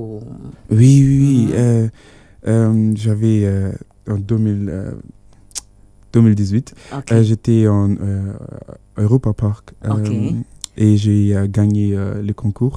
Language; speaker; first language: French; non-native, fluent; Yoruba